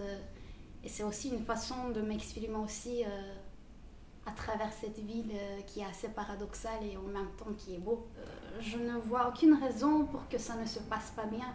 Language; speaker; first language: French; early bilingual, other home language; Turkish